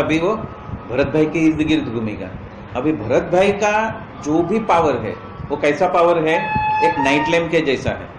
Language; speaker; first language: Hindi; non-native, local second language; Gujarati